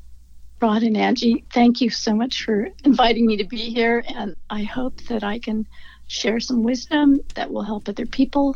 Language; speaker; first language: English; native; English